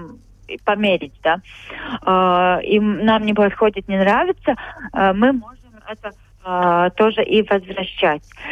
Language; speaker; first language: Russian; non-native, local second language; Latvian